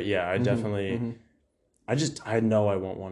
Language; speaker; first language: English; native; English